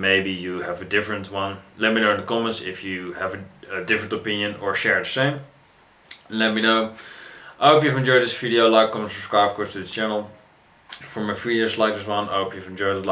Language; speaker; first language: English; non-native, fluent; Dutch